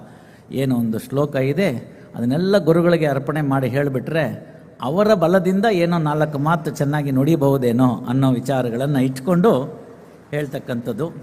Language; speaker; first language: Kannada; native; Kannada